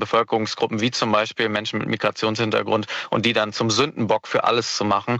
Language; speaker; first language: German; native; German